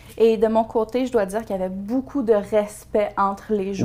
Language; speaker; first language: French; native; French